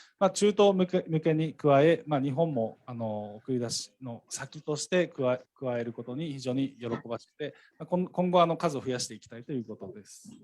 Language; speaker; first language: Japanese; native; Japanese